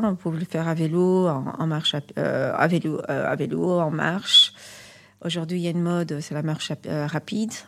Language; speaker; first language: French; native; French